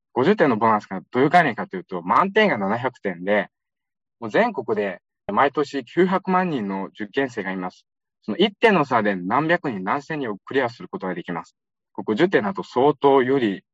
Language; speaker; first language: Japanese; non-native, fluent; Uyghur